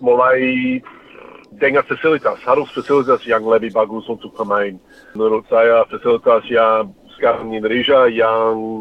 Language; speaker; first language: Indonesian; non-native, fluent; English